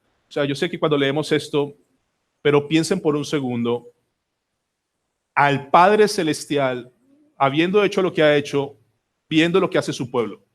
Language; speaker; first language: Spanish; native; Spanish